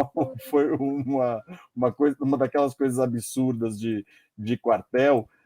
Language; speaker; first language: Portuguese; native; Portuguese